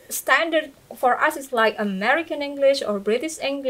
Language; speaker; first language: English; non-native, fluent; Indonesian